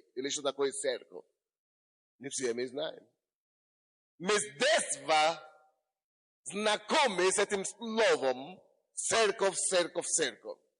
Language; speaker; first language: Russian; non-native, fluent; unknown